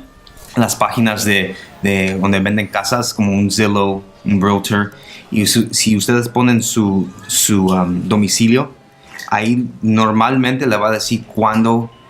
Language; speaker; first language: Spanish; non-native, local second language; English